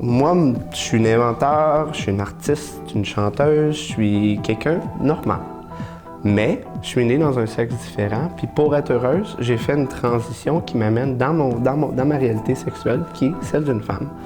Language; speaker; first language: French; native; French